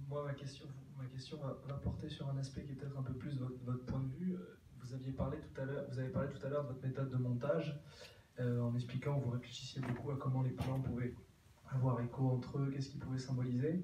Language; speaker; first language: French; native; French